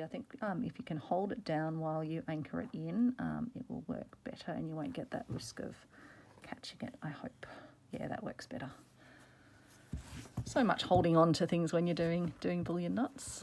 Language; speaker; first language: English; native; English